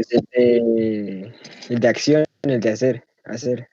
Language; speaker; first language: Spanish; native; Spanish